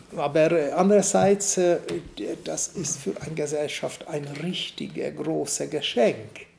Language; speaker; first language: German; non-native, fluent; Hungarian